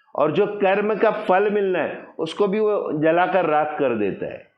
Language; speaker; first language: Hindi; non-native, local second language; Marathi